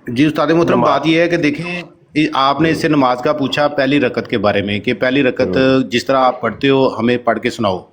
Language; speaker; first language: Urdu; non-native, local second language; Punjabi